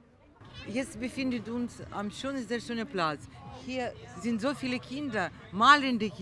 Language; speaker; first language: German; non-native, learner; Russian